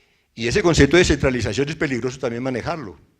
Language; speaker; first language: Spanish; native; Spanish